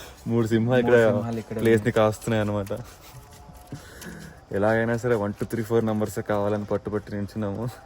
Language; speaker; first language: Telugu; native; Telugu